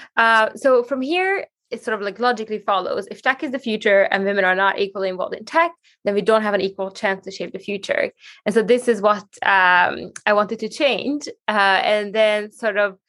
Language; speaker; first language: English; non-native, fluent; Hungarian